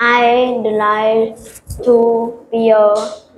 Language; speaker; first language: English; non-native, learner; Vietnamese